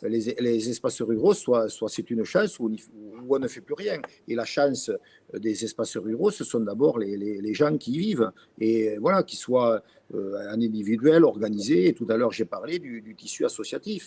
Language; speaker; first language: French; native; French